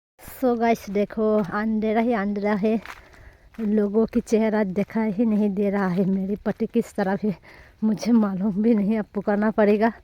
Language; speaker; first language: Hindi; non-native, local second language; Kok Borok